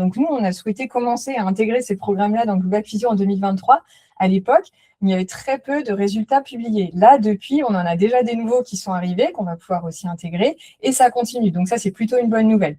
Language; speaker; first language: French; native; French